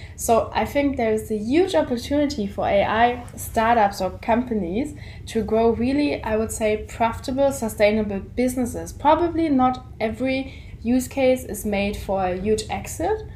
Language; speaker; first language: English; non-native, fluent; German